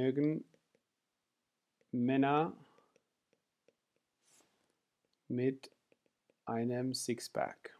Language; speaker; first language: German; non-native, fluent; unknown